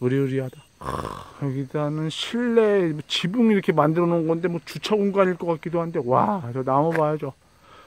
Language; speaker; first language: Korean; native; Korean